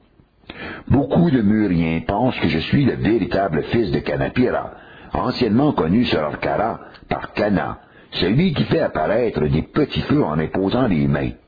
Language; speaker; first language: French; native; French